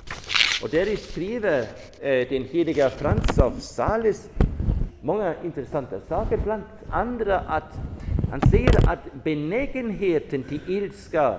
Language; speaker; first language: Swedish; non-native, fluent; German